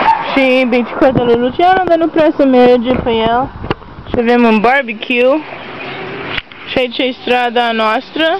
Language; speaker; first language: Romanian; early bilingual, heritage; Romanian